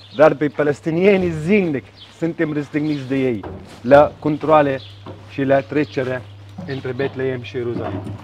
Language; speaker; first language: Romanian; non-native, fluent; Arabic